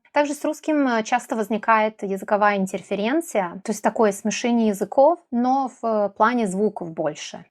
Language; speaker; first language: Russian; non-native, fluent; Serbian